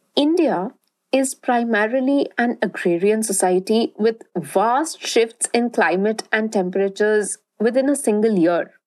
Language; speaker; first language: English; non-native, local second language; Bangla